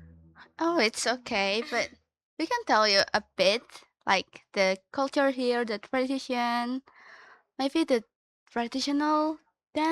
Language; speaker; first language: English; non-native, learner; Indonesian